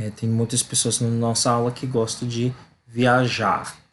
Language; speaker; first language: Portuguese; non-native, learner; English